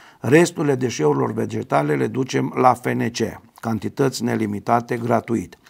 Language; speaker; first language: Romanian; native; Romanian